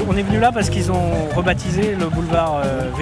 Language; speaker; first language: French; native; French